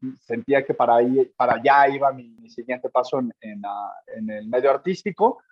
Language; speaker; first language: Spanish; native; Spanish